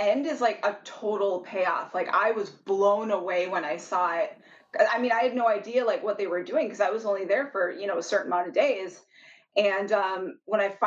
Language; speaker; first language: English; native; English